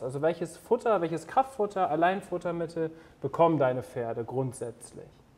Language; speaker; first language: German; native; German